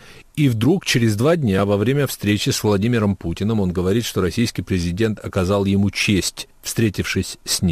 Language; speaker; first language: Russian; native; Russian